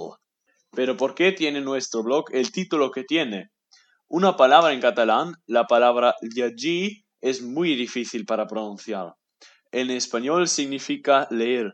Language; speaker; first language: Spanish; non-native, learner; German